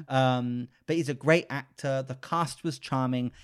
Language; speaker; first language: English; native; English